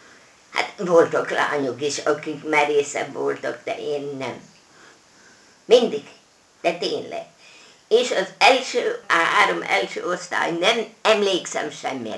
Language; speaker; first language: Hungarian; non-native, local second language; German